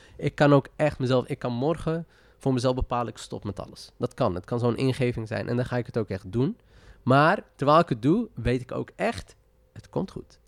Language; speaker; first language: Dutch; early bilingual, other home language; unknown